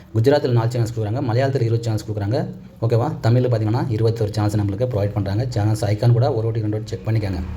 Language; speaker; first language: Tamil; non-native, local second language; Telugu